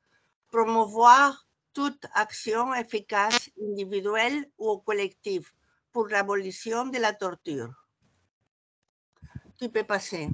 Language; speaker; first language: French; non-native, fluent; Catalan